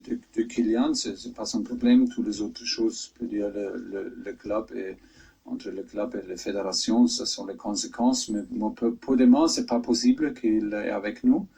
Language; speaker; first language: French; non-native, fluent; German